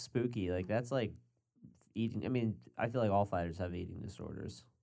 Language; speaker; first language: English; native; English